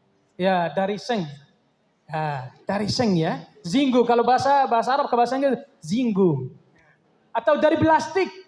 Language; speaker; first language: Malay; non-native, fluent; Arabic